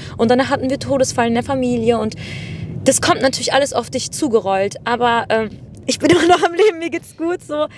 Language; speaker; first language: German; native; German